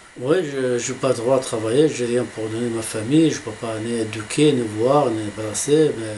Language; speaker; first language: French; non-native, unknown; Arabic